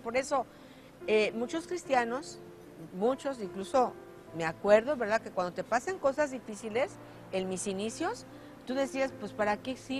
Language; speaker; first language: Spanish; native; Spanish